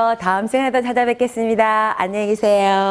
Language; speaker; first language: Korean; native; Korean